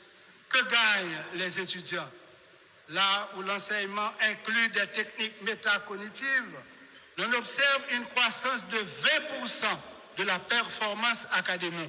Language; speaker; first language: French; non-native, local second language; Haitian Creole